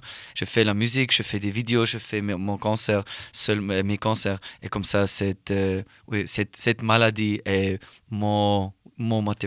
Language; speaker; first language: French; non-native, learner; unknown